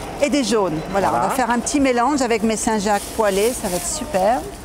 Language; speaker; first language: French; native; French